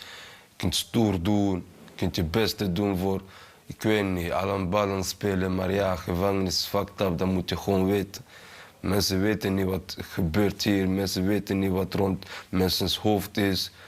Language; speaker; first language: Dutch; early bilingual, other home language; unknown